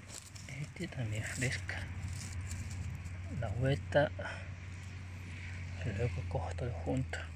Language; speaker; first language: Spanish; non-native, learner; Japanese